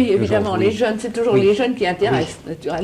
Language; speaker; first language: French; native; French